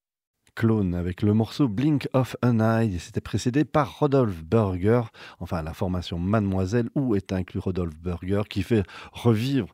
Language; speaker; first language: French; native; French